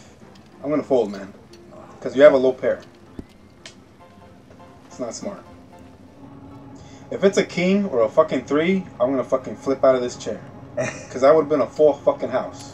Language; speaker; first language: English; native; English